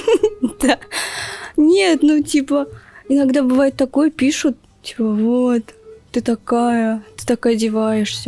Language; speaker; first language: Russian; non-native, local second language; Turkmen